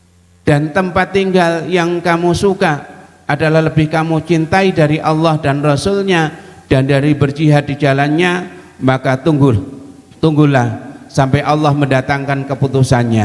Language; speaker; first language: Indonesian; native; Indonesian